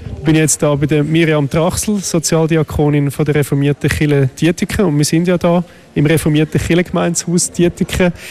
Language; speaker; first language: German; native; German